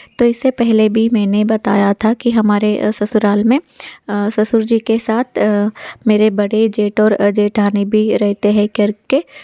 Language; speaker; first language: Hindi; non-native, local second language; Telugu